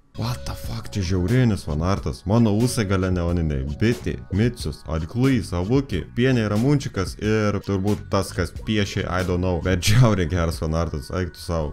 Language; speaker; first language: Lithuanian; native; Lithuanian